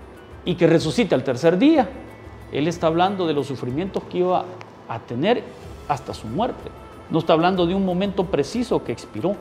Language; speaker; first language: Spanish; native; Spanish